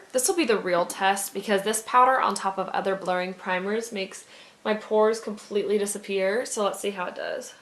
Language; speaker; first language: English; native; English